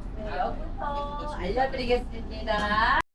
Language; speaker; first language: Korean; native; Korean